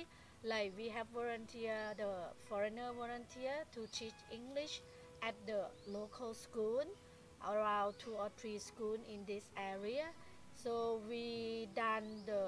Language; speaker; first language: English; non-native, fluent; Thai